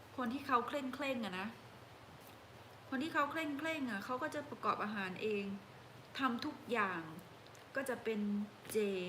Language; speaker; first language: Thai; native; Thai